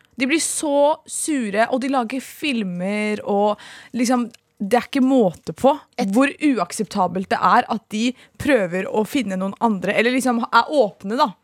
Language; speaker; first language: Norwegian; native; Norwegian